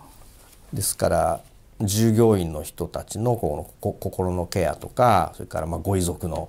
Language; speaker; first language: Japanese; native; Japanese